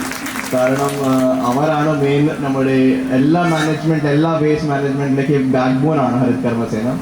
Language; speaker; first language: Malayalam; non-native, fluent; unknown